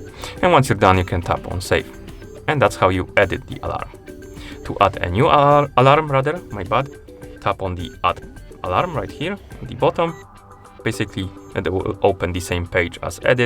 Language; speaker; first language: English; non-native, fluent; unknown